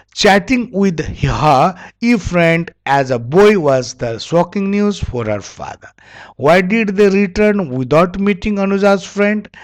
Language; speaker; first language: English; non-native, local second language; Nepali